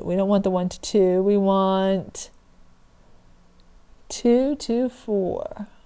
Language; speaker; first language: English; native; English